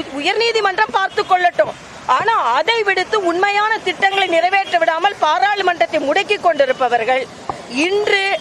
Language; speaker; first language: Tamil; native; Tamil